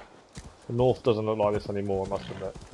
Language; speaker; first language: English; native; English